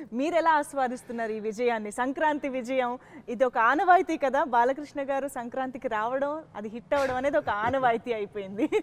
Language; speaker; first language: Telugu; native; Telugu